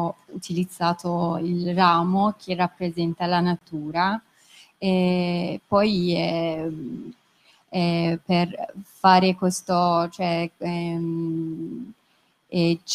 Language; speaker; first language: Italian; non-native, fluent; Persian